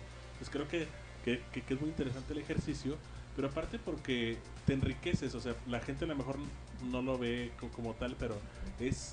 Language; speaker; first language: Spanish; native; Spanish